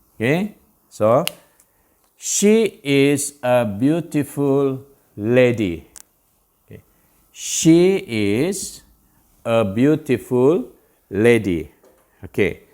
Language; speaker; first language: English; non-native, local second language; Malay